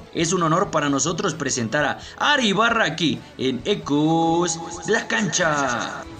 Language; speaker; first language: Spanish; native; Spanish